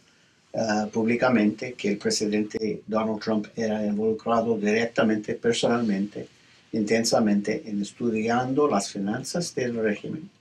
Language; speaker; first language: Spanish; non-native, fluent; English